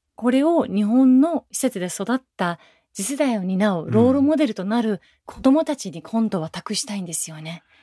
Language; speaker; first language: Japanese; early bilingual, other home language; Persian